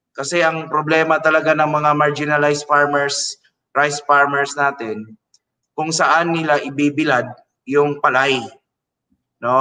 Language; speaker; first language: Filipino; non-native, local second language; Cebuano